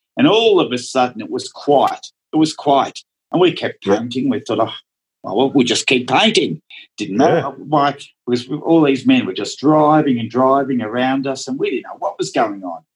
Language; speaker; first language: English; non-native, local second language; Dutch